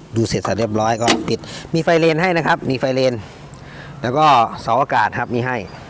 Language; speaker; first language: Thai; non-native, local second language; Northeastern Thai